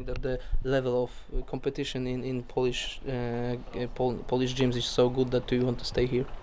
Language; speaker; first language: English; non-native, fluent; Polish